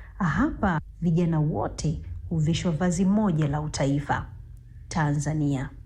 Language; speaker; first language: Swahili; native; Swahili